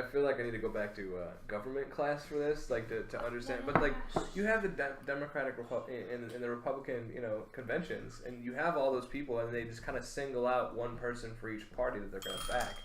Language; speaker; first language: English; native; English